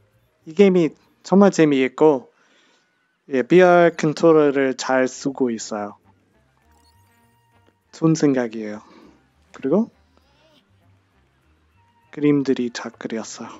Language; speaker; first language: Korean; non-native, fluent; English